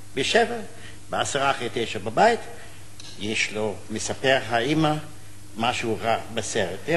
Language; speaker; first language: Hebrew; non-native, fluent; German